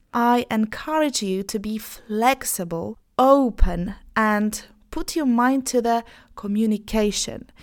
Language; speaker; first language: English; non-native, fluent; Polish